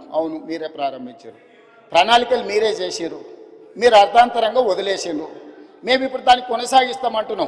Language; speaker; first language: Telugu; native; Telugu